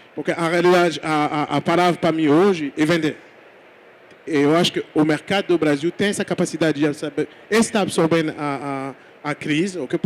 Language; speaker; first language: Portuguese; non-native, fluent; French